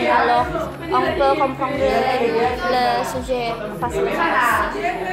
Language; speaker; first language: French; non-native, learner; Indonesian